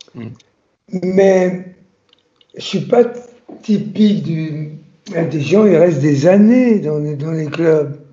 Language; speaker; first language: French; early bilingual, other home language; Italian